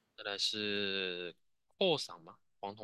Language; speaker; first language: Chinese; native; Chinese